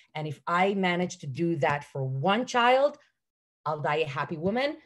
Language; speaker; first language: English; non-native, fluent; Hebrew